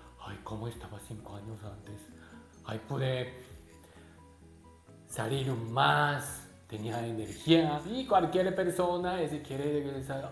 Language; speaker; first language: Spanish; non-native, learner; Japanese